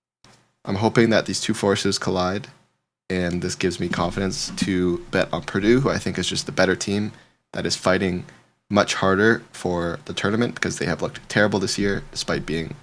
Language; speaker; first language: English; native; English